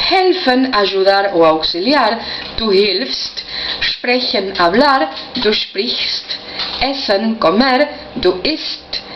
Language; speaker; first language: German; non-native, fluent; Spanish